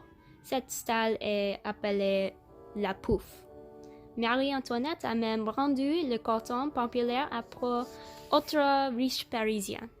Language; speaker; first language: French; non-native, learner; English